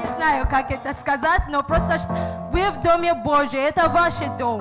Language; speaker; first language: Russian; non-native, fluent; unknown